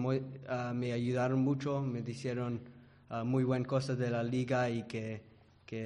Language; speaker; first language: Spanish; early bilingual, heritage; English